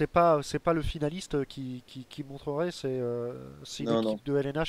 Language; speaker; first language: French; native; French